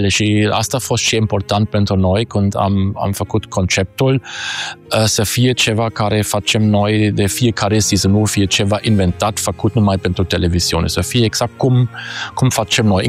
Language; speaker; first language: Romanian; non-native, fluent; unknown